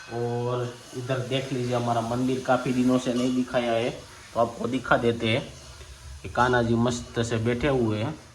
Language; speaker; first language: Hindi; non-native, local second language; Gujarati